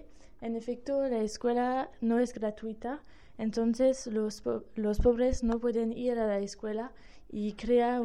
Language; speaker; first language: Spanish; non-native, learner; French